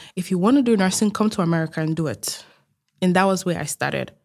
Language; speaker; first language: English; non-native, local second language; Igbo